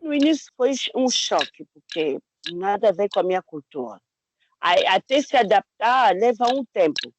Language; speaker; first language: Portuguese; non-native, fluent; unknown